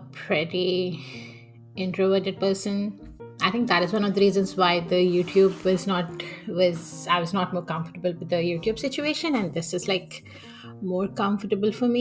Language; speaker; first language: English; non-native, local second language; Telugu